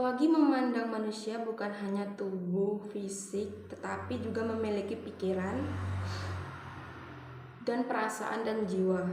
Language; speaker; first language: Indonesian; native; Indonesian